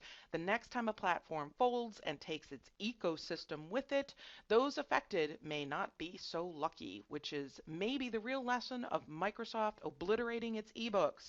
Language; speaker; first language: English; native; English